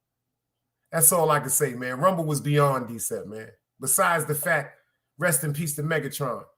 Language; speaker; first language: English; native; English